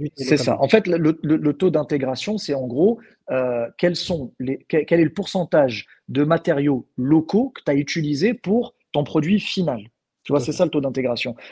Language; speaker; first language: French; non-native, local second language; Arabic